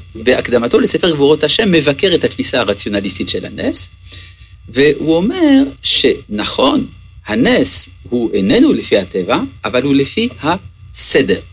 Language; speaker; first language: Hebrew; early bilingual, other home language; French